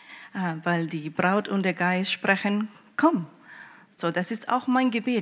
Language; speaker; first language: German; early bilingual, heritage; German